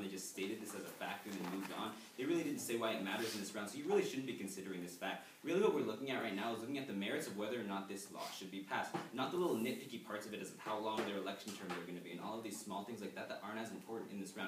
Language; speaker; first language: English; native; English